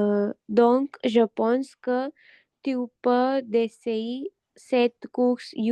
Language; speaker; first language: French; non-native, learner; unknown